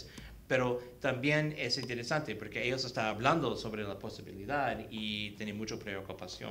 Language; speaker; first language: Spanish; early bilingual, heritage; Spanish